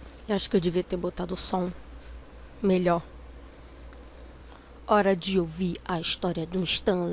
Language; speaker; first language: Portuguese; native; Portuguese